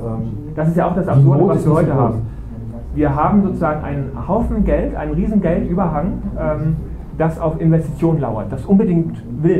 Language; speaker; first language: German; native; German